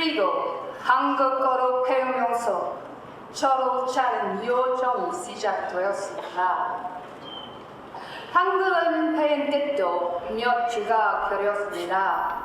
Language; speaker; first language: Korean; non-native, learner; English